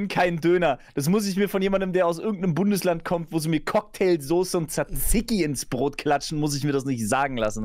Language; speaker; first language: German; native; German